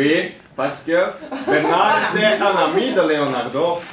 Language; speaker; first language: French; non-native, learner; Dutch